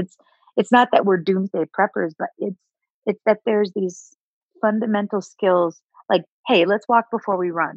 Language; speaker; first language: English; native; English